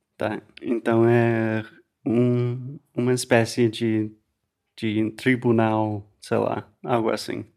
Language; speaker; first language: Portuguese; non-native, fluent; English